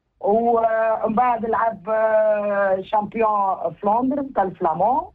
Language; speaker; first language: Arabic; early bilingual, heritage; Arabic